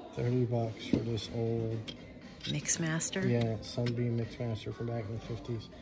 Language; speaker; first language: English; native; English